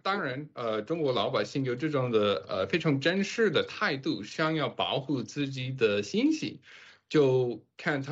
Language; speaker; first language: Chinese; non-native, fluent; English